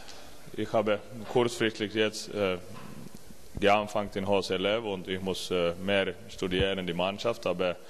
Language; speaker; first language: German; non-native, learner; Finnish